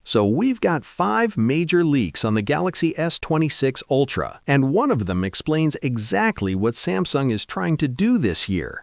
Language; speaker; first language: English; native; English